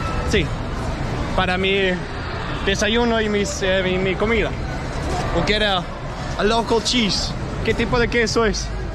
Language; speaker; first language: Spanish; non-native, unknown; Danish